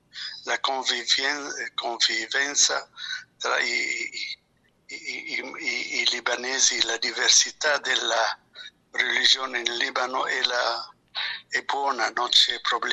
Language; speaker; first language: Italian; non-native, fluent; Arabic